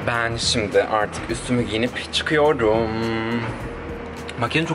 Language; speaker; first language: Turkish; native; Turkish